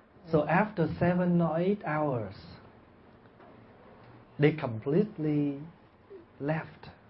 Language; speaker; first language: English; non-native, fluent; Vietnamese